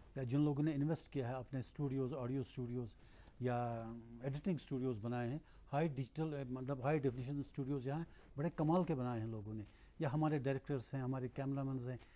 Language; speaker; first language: Hindi; non-native, local second language; Kashmiri